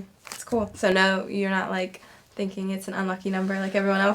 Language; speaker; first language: English; native; English